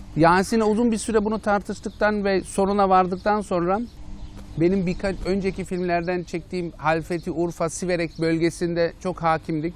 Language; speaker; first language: Turkish; early bilingual, heritage; Turkish